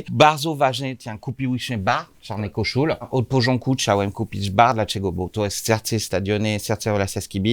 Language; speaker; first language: Polish; non-native, learner; French